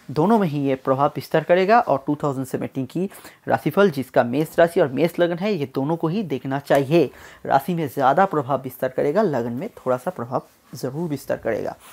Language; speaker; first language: Hindi; non-native, local second language; Bangla